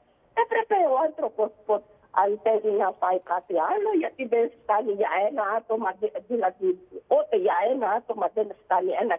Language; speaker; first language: Greek; non-native, learner; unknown